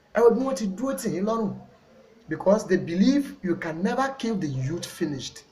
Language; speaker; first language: English; non-native, local second language; Yoruba